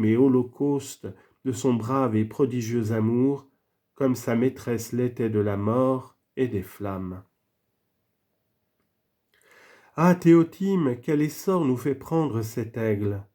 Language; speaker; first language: French; native; French